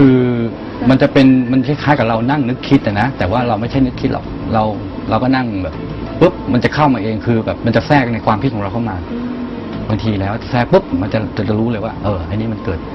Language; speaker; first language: Thai; native; Thai